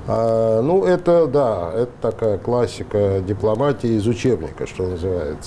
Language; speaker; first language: Russian; native; Russian